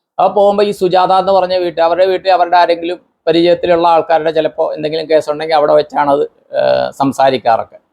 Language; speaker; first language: Malayalam; non-native, local second language; Konkani